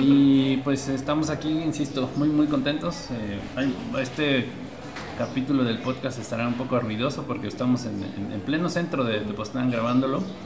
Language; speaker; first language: Spanish; native; Spanish